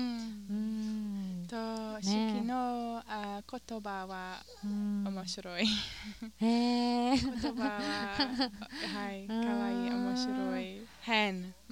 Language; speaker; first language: Japanese; non-native, learner; English